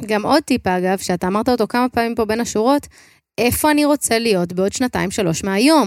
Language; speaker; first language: Hebrew; native; Hebrew